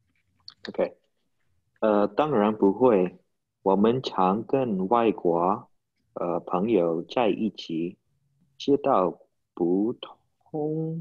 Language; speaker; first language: Chinese; non-native, learner; English